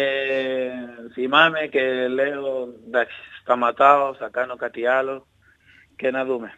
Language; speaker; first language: Greek; non-native, learner; Spanish